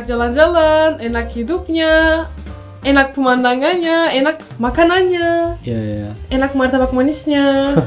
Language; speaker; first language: Indonesian; non-native, fluent; Turkish